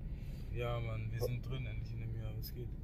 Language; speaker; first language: German; native; German